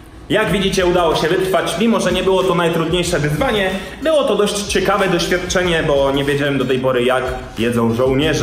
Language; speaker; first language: Polish; native; Polish